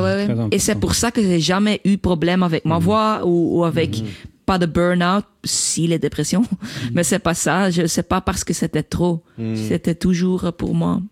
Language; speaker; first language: French; non-native, local second language; Dutch